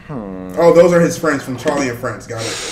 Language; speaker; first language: English; native; English